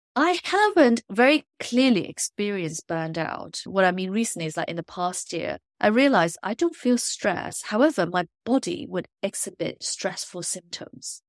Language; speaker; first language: English; non-native, local second language; Chinese